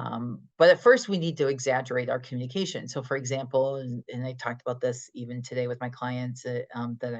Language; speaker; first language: English; native; English